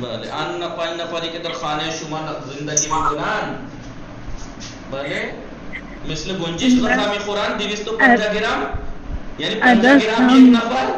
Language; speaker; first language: Persian; non-native, fluent; Urdu